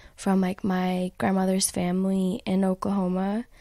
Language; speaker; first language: English; native; English